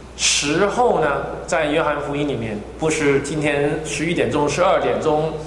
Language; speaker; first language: Chinese; non-native, fluent; Cantonese